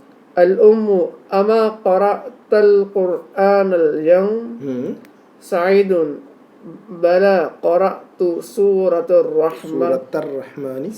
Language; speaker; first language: Arabic; non-native, learner; Urdu